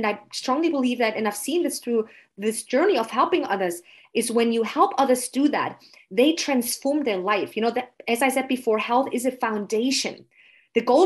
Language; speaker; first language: English; non-native, fluent; German